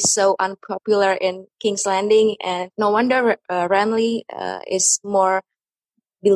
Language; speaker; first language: English; non-native, fluent; Indonesian